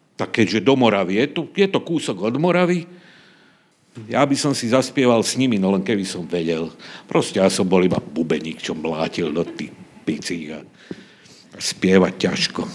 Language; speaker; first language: Slovak; native; Slovak